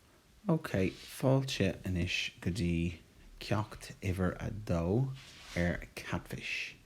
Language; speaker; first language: Irish; non-native, local second language; English